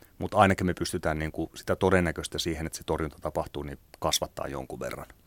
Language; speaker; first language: Finnish; native; Finnish